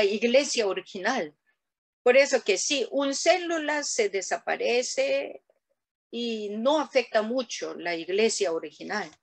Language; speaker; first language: Spanish; non-native, learner; Korean